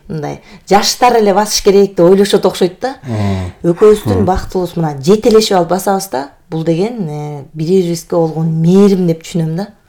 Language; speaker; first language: Kyrgyz; native; Kyrgyz